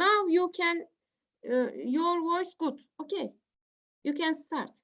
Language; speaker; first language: English; non-native, learner; Turkish